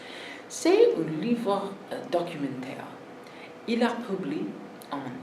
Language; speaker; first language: French; non-native, learner; English